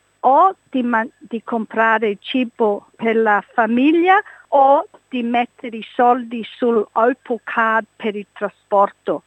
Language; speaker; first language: Italian; early bilingual, heritage; English